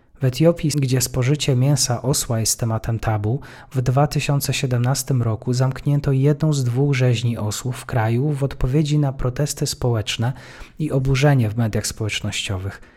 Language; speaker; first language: Polish; native; Polish